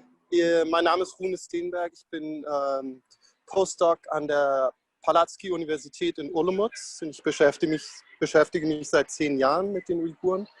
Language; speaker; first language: German; non-native, fluent; Danish